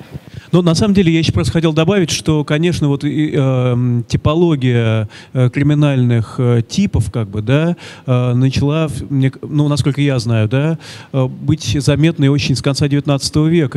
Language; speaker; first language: Russian; native; Russian